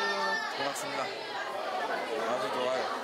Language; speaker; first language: Korean; non-native, learner; French